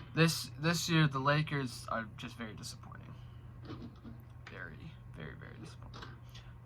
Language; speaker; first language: English; native; English